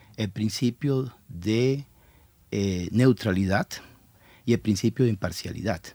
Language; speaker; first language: Spanish; native; Spanish